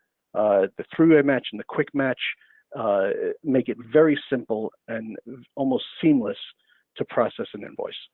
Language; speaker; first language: English; native; English